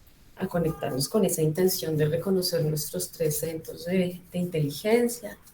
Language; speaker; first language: Spanish; native; Spanish